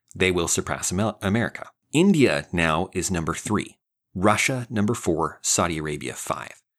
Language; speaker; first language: English; native; English